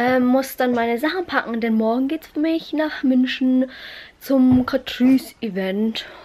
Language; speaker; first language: German; early bilingual, other home language; Vietnamese